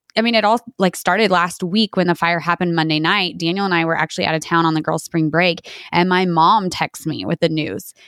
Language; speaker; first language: English; native; English